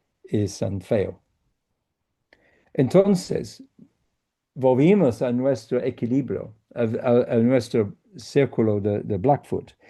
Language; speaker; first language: Spanish; non-native, fluent; English